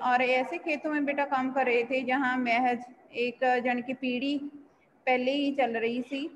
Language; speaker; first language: Hindi; non-native, local second language; Punjabi